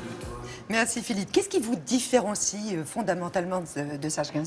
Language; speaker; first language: French; native; French